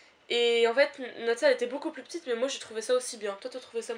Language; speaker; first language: French; native; French